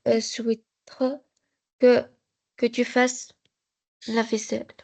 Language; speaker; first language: French; non-native, learner; Arabic